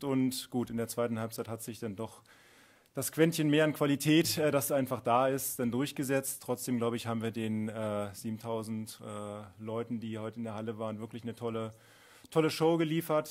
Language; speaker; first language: German; native; German